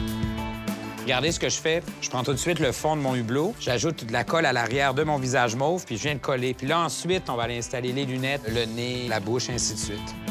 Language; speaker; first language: French; native; French